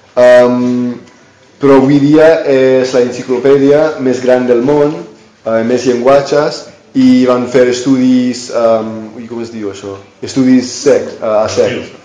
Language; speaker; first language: Catalan; non-native, fluent; English